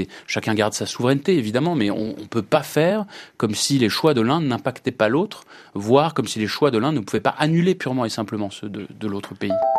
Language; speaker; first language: French; native; French